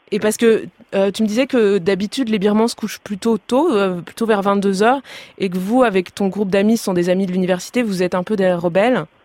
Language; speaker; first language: French; native; French